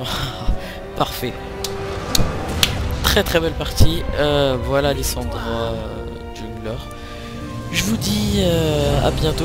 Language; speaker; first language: French; native; French